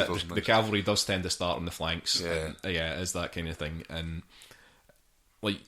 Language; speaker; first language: English; native; English